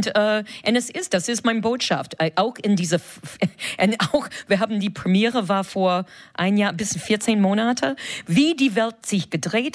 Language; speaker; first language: German; non-native, fluent; English